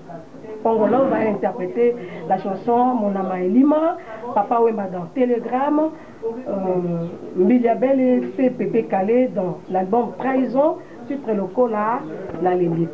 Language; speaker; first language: French; non-native, local second language; Lingala